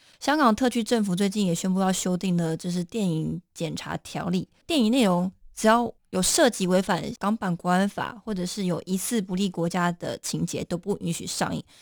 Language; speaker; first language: Chinese; native; Chinese